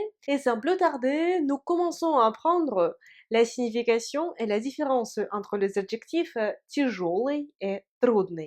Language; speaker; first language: French; non-native, fluent; Russian